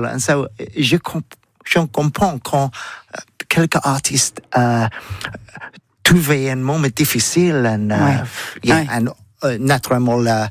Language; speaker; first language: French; non-native, learner; English